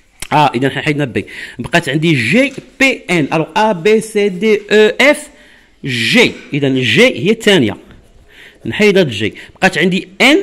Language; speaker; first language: French; non-native, local second language; Arabic